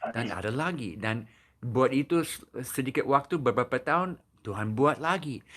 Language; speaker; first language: Indonesian; non-native, fluent; English